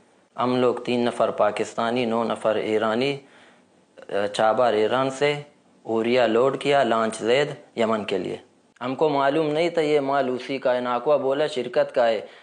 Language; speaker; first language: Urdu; non-native, learner; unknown